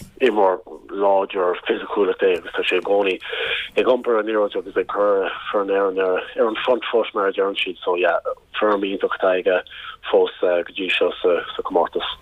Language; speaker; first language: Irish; non-native, local second language; English